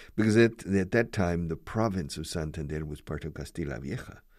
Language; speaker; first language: English; native; English